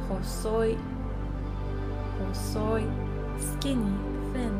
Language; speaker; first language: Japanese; non-native, fluent; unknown